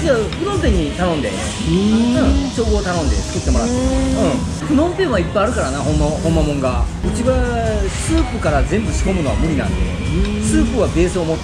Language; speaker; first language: Japanese; native; Japanese